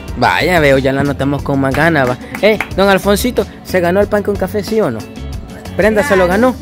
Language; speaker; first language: Spanish; native; Spanish